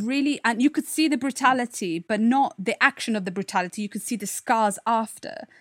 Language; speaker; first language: English; non-native, fluent; Italian